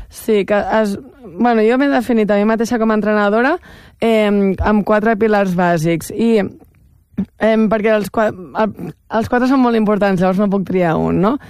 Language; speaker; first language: Catalan; native; Catalan